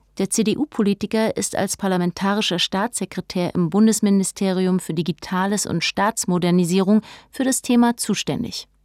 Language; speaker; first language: German; native; German